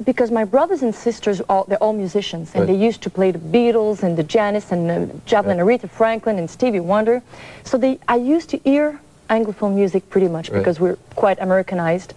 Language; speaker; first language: English; non-native, fluent; French